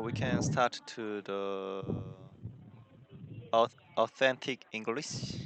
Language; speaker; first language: English; non-native, learner; Korean